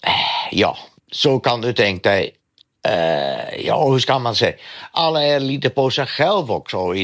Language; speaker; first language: Swedish; non-native, fluent; Dutch